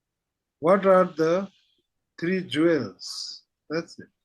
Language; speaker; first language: English; non-native, fluent; Tibetan